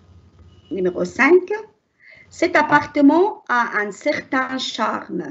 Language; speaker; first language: French; non-native, learner; Arabic